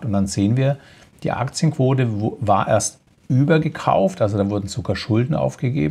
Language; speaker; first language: German; native; German